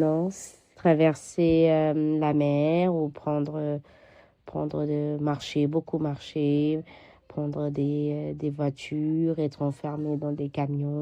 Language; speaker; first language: French; non-native, fluent; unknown